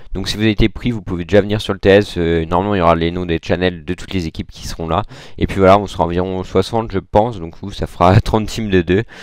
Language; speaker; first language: French; native; French